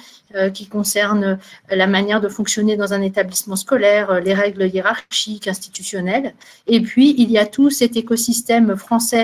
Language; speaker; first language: French; native; French